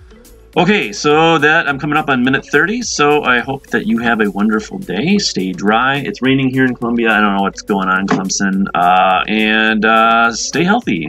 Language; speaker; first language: English; native; English